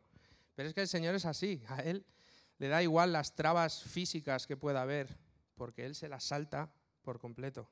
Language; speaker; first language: Spanish; native; Spanish